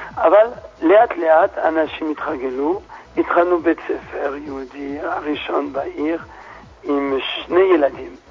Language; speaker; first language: Hebrew; non-native, fluent; French